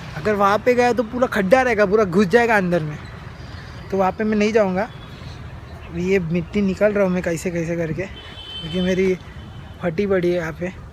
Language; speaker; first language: Hindi; non-native, local second language; Marathi